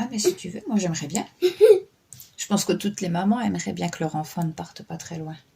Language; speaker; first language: French; native; French